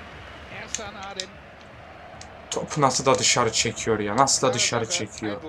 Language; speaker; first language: Turkish; native; Turkish